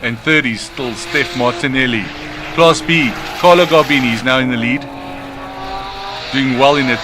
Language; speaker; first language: English; native; English